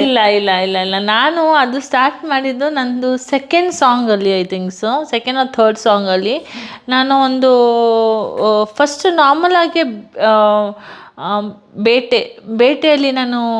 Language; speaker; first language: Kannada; non-native, local second language; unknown